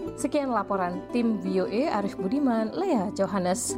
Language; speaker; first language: Indonesian; native; Indonesian